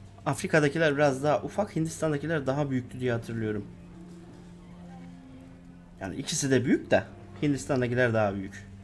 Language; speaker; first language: Turkish; native; Turkish